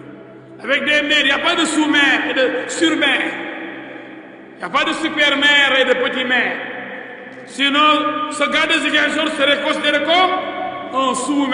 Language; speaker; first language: French; non-native, local second language; Wolof